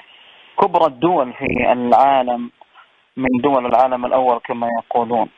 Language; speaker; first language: Arabic; native; Arabic